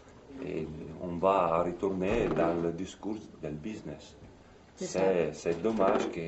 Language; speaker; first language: French; non-native, fluent; Italian